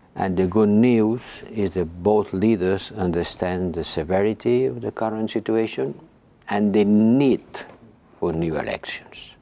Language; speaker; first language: English; non-native, fluent; Spanish